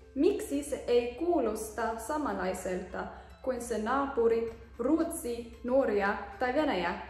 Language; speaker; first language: Finnish; non-native, learner; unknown